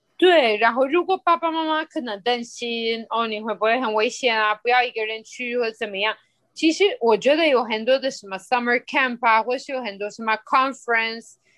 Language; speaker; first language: Chinese; non-native, fluent; Spanish